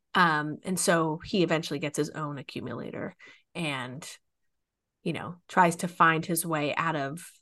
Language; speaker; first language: English; native; English